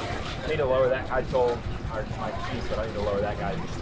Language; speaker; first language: English; native; English